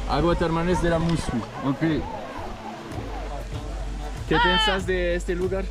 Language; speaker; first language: Spanish; non-native, learner; French